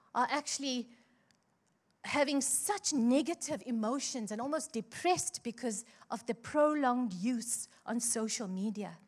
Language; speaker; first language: English; native; English